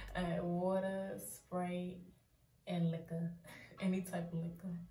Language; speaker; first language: English; native; English